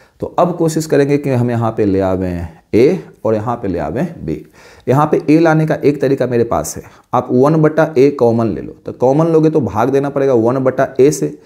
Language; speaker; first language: Hindi; native; Hindi